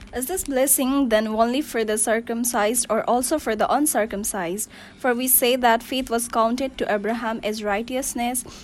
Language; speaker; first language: English; non-native, local second language; Nepali